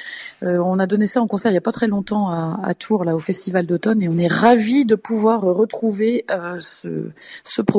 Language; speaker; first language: French; native; French